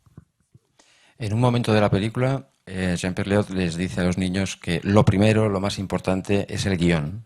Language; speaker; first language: Spanish; native; Spanish